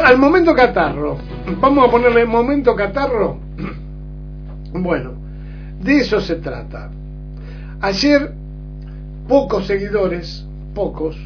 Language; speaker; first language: Spanish; native; Spanish